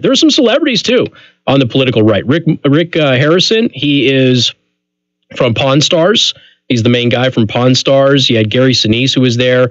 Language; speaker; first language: English; native; English